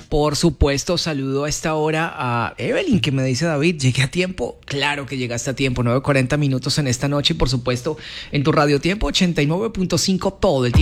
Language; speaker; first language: Spanish; native; Spanish